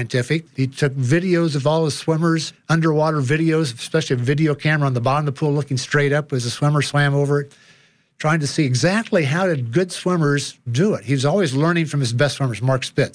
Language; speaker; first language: English; native; English